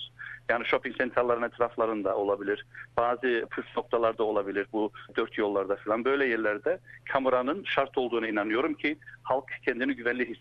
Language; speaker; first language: Turkish; early bilingual, heritage; Turkish